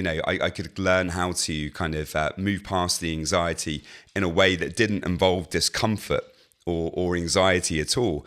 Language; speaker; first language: English; native; English